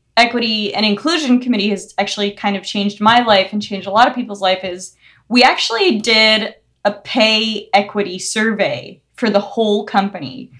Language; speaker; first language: English; early bilingual, other home language; Hindi